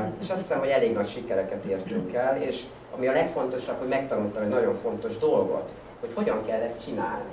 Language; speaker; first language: Hungarian; native; Hungarian